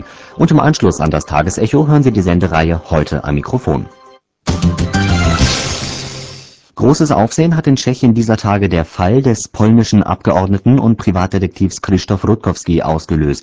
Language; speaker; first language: German; native; German